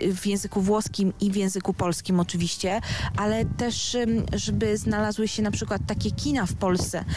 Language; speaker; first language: Polish; early bilingual, other home language; Italian